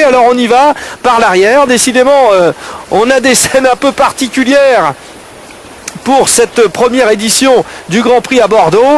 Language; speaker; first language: French; native; French